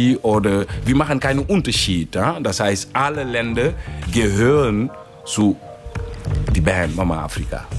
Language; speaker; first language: German; non-native, fluent; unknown